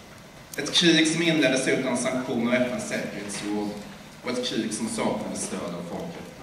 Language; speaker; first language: Swedish; native; Swedish